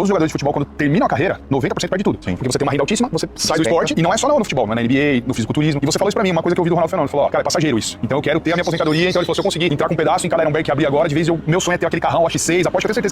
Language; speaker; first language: Portuguese; native; Portuguese